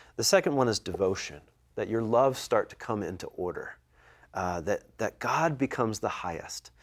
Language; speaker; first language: English; native; English